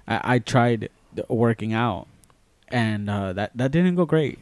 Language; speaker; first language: English; native; English